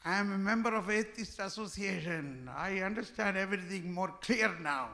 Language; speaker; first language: English; non-native, local second language; Malayalam